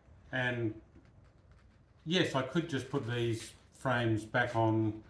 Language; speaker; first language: English; native; English